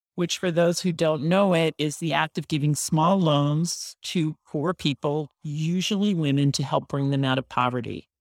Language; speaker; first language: English; native; English